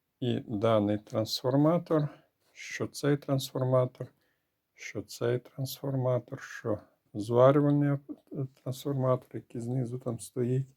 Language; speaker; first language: Ukrainian; native; Ukrainian